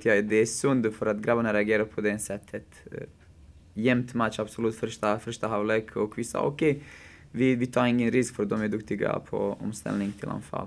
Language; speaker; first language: Swedish; non-native, fluent; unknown